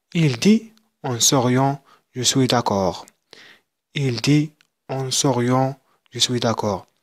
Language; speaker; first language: French; non-native, local second language; Arabic